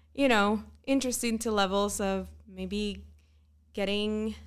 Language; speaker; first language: English; non-native, fluent; Spanish